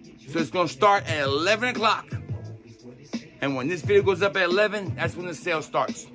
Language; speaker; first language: English; native; English